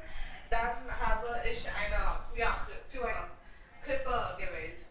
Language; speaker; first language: German; non-native, learner; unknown